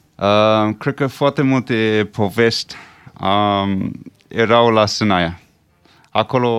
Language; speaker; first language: Romanian; non-native, fluent; English